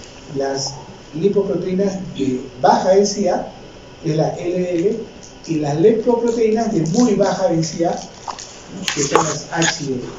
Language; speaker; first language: Spanish; native; Spanish